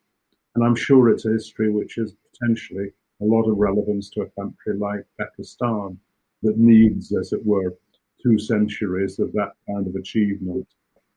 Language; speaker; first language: English; native; English